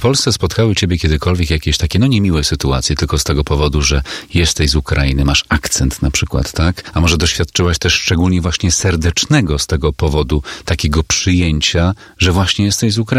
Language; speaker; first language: Polish; native; Polish